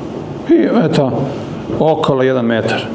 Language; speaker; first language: Russian; non-native, learner; Serbian